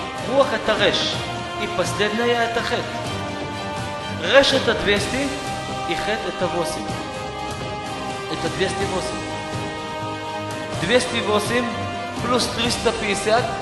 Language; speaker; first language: Russian; non-native, fluent; Hebrew